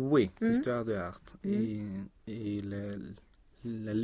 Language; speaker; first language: French; non-native, learner; Spanish